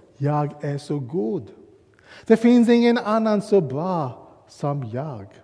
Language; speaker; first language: Swedish; non-native, fluent; English